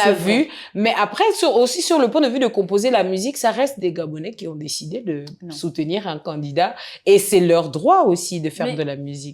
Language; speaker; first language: French; native; French